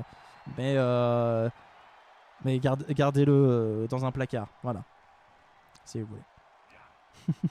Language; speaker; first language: French; native; French